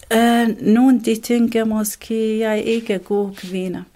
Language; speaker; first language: Danish; non-native, learner; Arabic